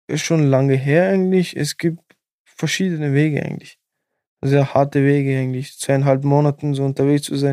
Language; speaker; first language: German; non-native, fluent; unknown